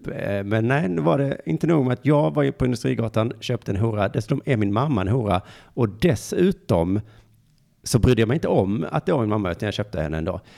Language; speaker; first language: Swedish; native; Swedish